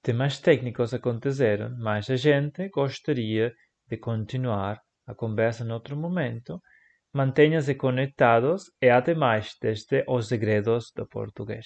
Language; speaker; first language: Portuguese; non-native, fluent; Spanish